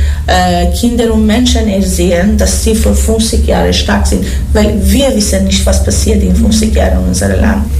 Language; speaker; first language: German; non-native, learner; Persian